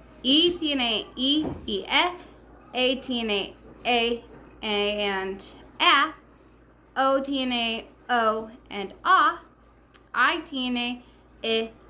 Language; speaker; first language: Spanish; non-native, learner; English